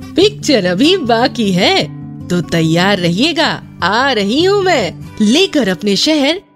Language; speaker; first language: Hindi; native; Hindi